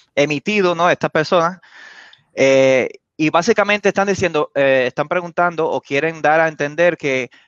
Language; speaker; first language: Spanish; early bilingual, heritage; Spanish